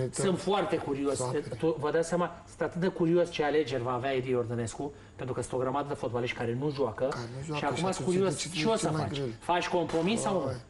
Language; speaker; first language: Romanian; native; Romanian